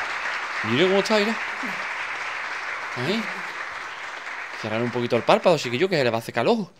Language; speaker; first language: Spanish; native; Spanish